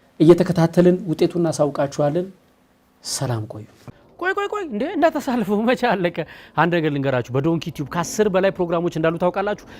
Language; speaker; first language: Amharic; native; Amharic